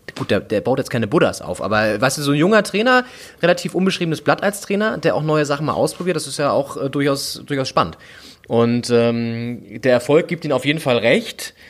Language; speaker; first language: German; native; German